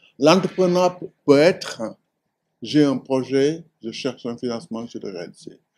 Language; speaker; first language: French; non-native, local second language; Wolof